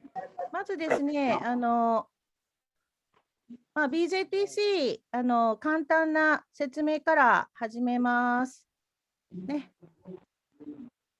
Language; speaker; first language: Japanese; non-native, fluent; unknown